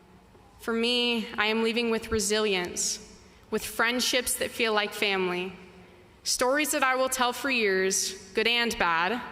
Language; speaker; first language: English; native; English